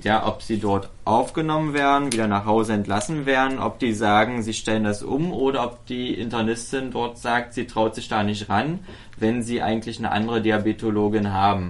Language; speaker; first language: German; native; German